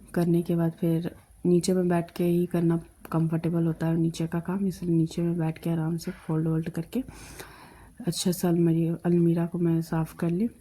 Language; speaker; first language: Hindi; non-native, local second language; Bangla